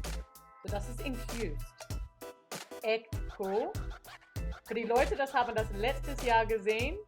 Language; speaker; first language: German; non-native, learner; English